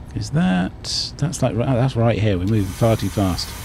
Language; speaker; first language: English; native; English